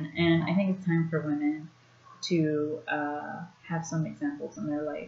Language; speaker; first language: English; native; English